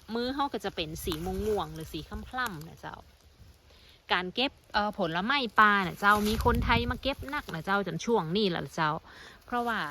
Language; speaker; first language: Thai; non-native, local second language; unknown